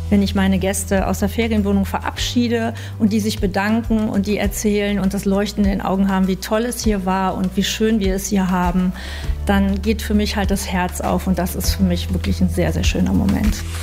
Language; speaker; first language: German; native; German